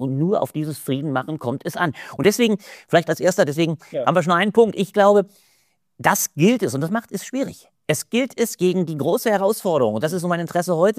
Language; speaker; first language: German; native; German